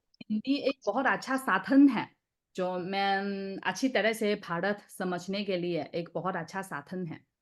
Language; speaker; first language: Hindi; non-native, fluent; Chinese